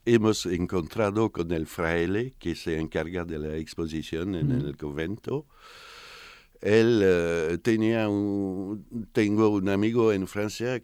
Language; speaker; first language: Spanish; non-native, fluent; French